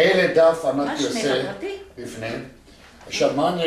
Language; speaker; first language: Hebrew; non-native, learner; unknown